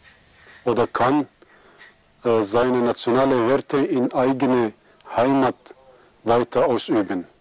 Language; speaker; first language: German; non-native, fluent; Aramaic